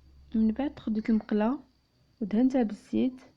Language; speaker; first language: Arabic; native; Arabic